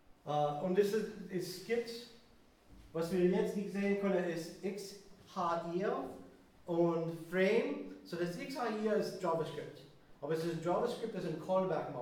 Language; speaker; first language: German; non-native, fluent; English